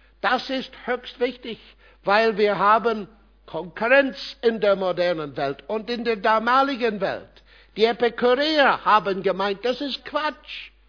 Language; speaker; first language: German; non-native, fluent; English